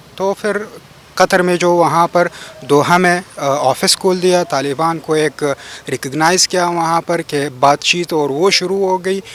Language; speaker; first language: Hindi; non-native, fluent; Pashto